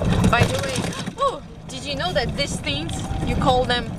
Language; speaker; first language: English; non-native, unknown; Russian